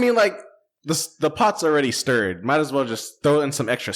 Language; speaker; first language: English; native; English